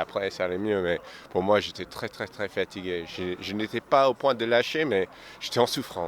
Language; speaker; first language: French; non-native, fluent; English